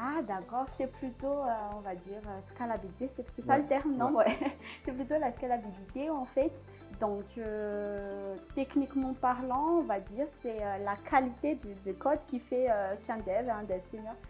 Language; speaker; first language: French; non-native, local second language; Malagasy